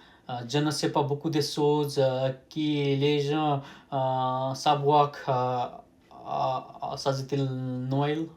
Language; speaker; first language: French; non-native, learner; Nepali